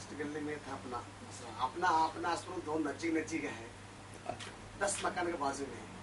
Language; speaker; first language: Hindi; non-native, local second language; Telugu